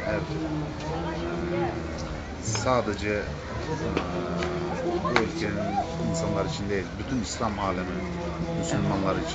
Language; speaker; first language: Turkish; non-native, learner; Uzbek